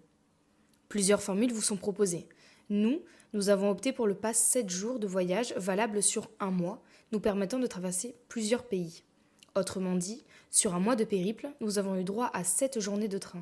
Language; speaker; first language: French; native; French